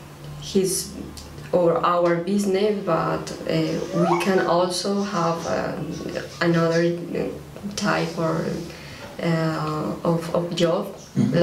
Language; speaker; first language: English; non-native, learner; Spanish